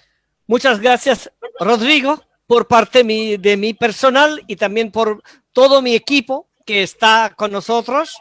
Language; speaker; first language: Spanish; non-native, fluent; Bangla